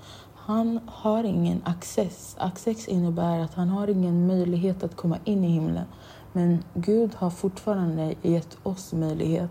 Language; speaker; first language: Swedish; non-native, local second language; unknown